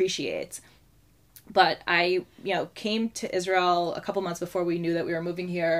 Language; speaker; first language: English; native; English